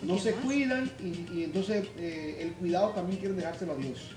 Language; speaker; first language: Spanish; native; Spanish